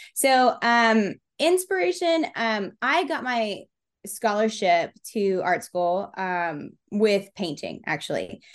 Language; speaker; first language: English; native; English